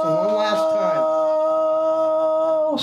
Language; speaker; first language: English; native; English